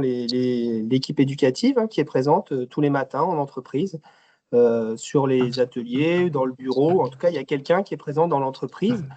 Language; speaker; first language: French; native; French